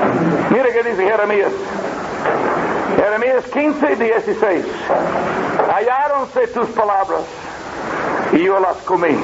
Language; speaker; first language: Spanish; non-native, learner; English